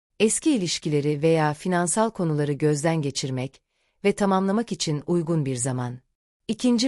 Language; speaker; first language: Turkish; native; Turkish